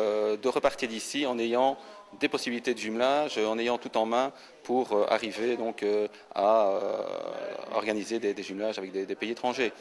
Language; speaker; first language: French; native; French